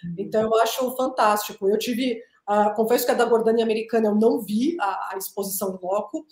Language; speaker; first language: Portuguese; native; Portuguese